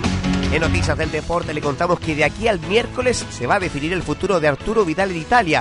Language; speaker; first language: Spanish; native; Spanish